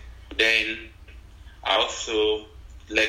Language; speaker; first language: English; non-native, local second language; Ibibio